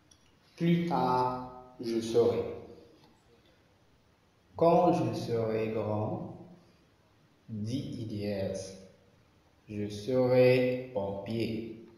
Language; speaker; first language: French; non-native, local second language; Arabic